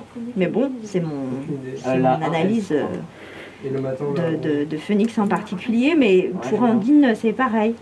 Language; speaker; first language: French; native; French